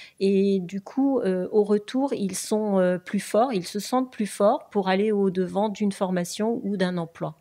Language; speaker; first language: French; native; French